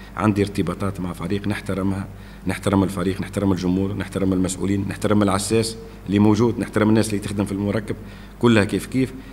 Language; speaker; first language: Arabic; native; Arabic